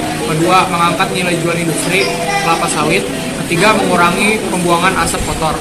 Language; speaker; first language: Indonesian; native; Indonesian